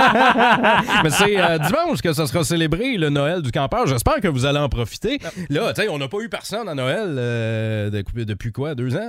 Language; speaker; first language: French; native; French